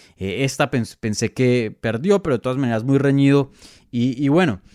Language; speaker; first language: Spanish; native; Spanish